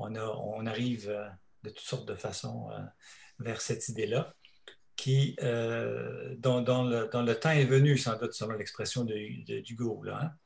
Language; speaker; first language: French; native; French